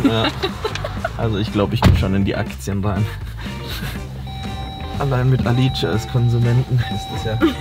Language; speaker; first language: German; native; German